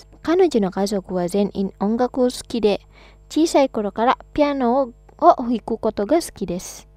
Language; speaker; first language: Japanese; non-native, fluent; Indonesian